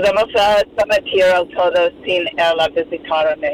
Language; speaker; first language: Spanish; non-native, fluent; English